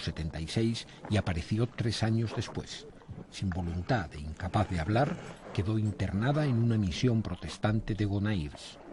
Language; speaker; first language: Spanish; native; Spanish